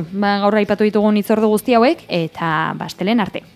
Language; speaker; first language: Basque; native; Basque